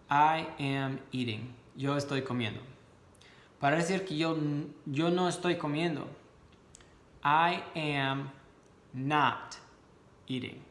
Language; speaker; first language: Spanish; non-native, fluent; English